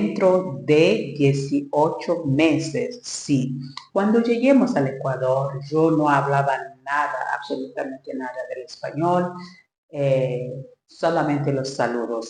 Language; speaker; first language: Spanish; non-native, learner; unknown